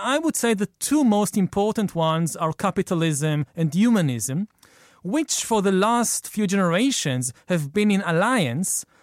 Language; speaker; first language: English; non-native, fluent; Hebrew